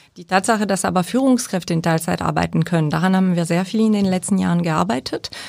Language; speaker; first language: German; non-native, fluent; French